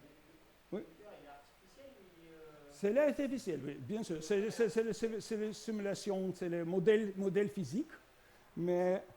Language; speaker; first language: French; non-native, learner; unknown